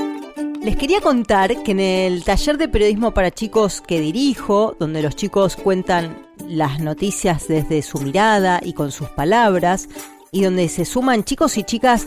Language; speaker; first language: Spanish; native; Spanish